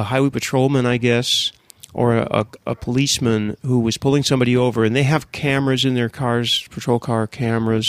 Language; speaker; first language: English; native; English